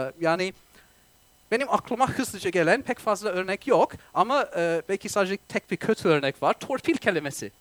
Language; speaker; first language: Turkish; non-native, fluent; English